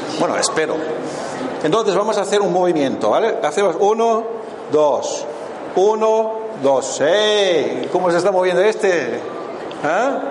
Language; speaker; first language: Spanish; non-native, fluent; German